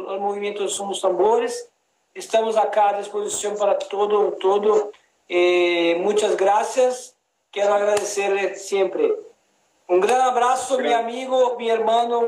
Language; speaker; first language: Spanish; non-native, learner; Portuguese